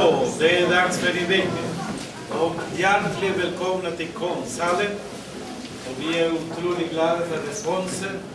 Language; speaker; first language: Swedish; non-native, fluent; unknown